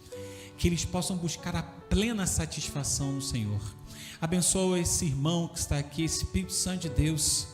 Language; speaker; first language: Portuguese; native; Portuguese